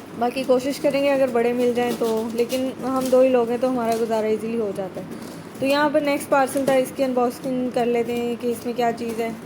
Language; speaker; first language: Urdu; native; Urdu